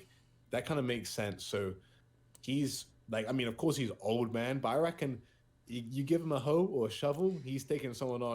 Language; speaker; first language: English; native; English